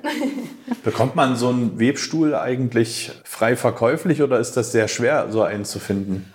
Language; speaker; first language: German; native; German